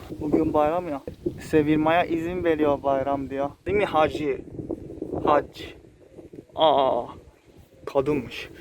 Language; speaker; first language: Turkish; non-native, fluent; Japanese